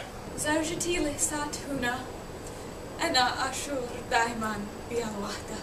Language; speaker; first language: Arabic; non-native, learner; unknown